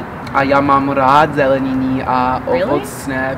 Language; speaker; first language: Czech; early bilingual, heritage; English